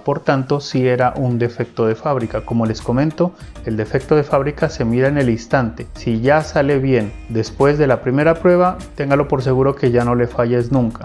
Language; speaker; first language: Spanish; native; Spanish